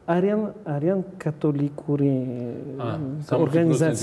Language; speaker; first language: Georgian; non-native, learner; French